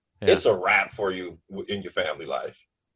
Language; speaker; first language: English; native; English